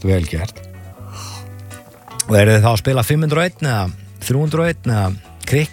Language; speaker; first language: Icelandic; native; Icelandic